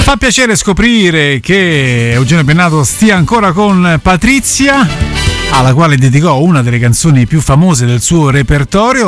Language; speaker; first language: Italian; native; Italian